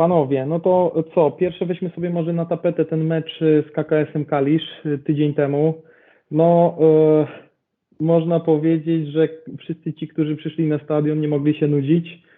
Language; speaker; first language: Polish; native; Polish